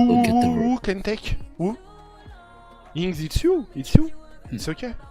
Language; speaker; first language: English; non-native, learner; French